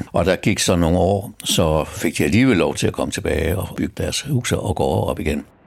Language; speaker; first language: Danish; native; Danish